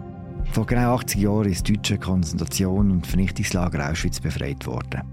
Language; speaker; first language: German; native; German